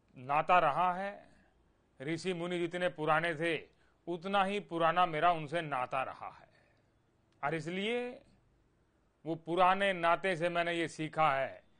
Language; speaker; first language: Hindi; native; Hindi